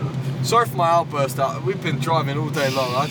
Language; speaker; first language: English; native; English